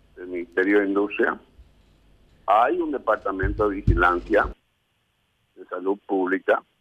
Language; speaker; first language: Spanish; native; Spanish